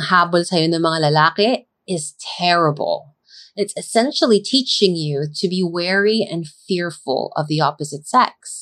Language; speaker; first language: English; non-native, local second language; Filipino